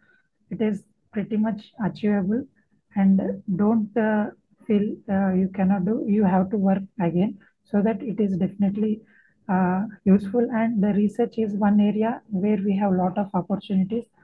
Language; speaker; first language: English; non-native, local second language; Telugu